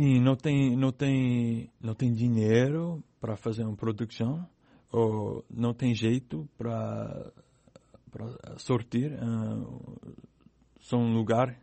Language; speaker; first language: Portuguese; non-native, learner; English